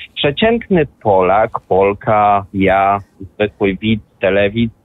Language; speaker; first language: Polish; non-native, local second language; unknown